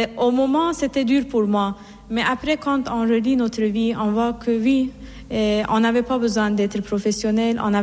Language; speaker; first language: French; non-native, fluent; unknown